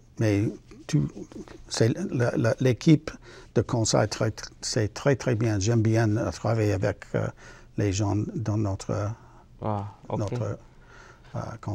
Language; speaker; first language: French; non-native, learner; English